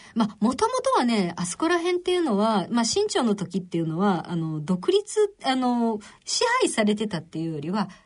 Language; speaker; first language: Japanese; native; Japanese